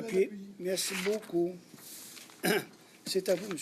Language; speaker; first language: French; native; French